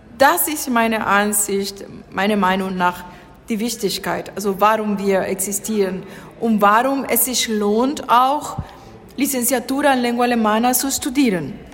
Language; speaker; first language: German; non-native, fluent; Spanish